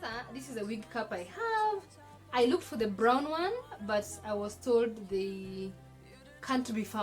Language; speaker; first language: English; non-native, local second language; Swahili